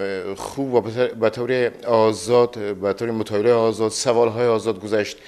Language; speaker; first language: Persian; native; Persian